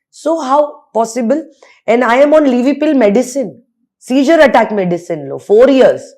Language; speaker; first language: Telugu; non-native, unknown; Hindi